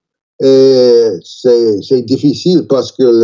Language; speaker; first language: French; non-native, learner; English